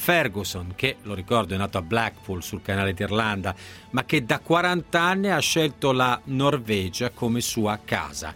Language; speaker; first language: Italian; native; Italian